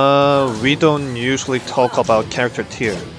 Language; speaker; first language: English; non-native, learner; Korean